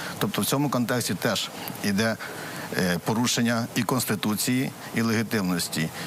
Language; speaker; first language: Ukrainian; native; Ukrainian